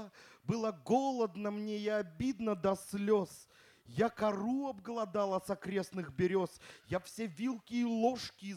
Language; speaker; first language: Russian; native; Russian